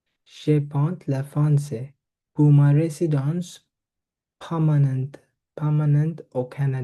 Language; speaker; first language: French; non-native, learner; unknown